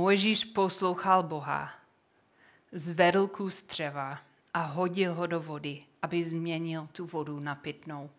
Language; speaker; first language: Czech; non-native, fluent; English